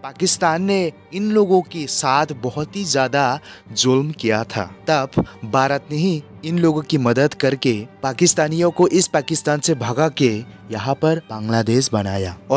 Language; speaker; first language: Hindi; non-native, local second language; Kok Borok